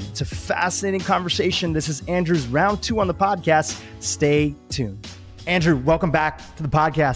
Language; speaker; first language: English; native; English